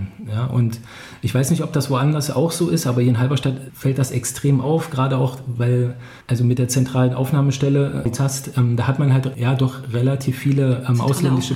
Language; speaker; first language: German; native; German